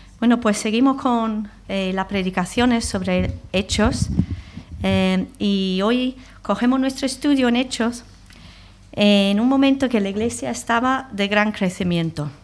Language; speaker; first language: Spanish; non-native, fluent; English